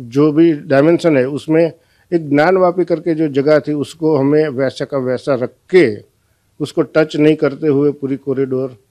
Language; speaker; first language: Hindi; non-native, local second language; Gujarati